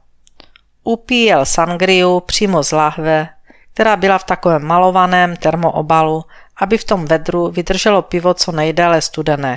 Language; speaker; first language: Czech; native; Czech